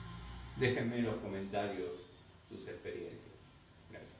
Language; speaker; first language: Spanish; native; Spanish